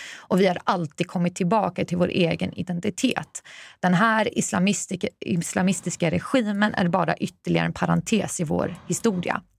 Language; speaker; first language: Swedish; early bilingual, other home language; Persian